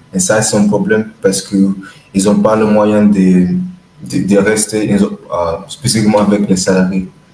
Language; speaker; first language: French; non-native, learner; English